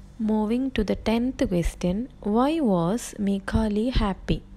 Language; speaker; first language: English; non-native, local second language; Malayalam